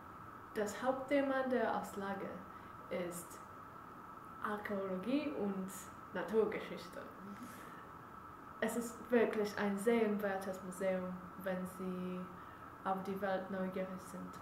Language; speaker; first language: German; non-native, learner; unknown